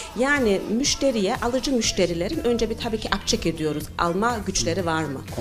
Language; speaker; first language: Turkish; early bilingual, heritage; Turkish